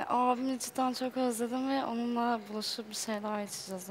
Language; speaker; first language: Turkish; non-native, learner; English